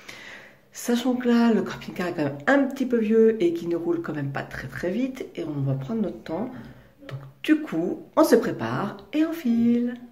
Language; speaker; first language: French; native; French